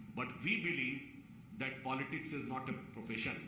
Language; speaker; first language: English; non-native, local second language; Hindi